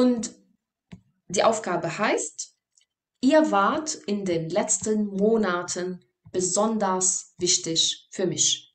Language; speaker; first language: German; non-native, fluent; Arabic